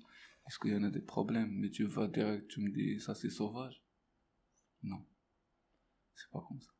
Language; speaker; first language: French; non-native, learner; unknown